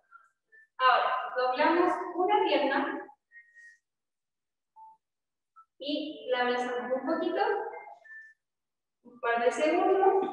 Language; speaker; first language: Spanish; native; Spanish